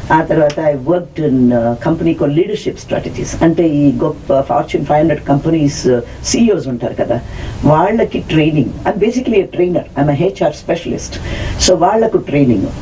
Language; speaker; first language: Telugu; non-native, local second language; Tamil